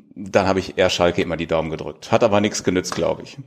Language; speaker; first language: German; native; German